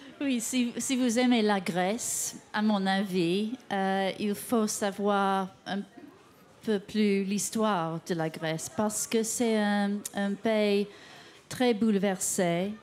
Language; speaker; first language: French; non-native, fluent; English